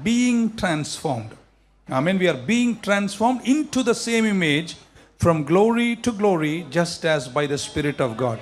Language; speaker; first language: English; non-native, local second language; Tamil